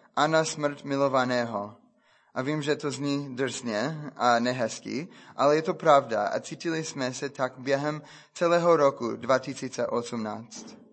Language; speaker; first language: Czech; non-native, fluent; English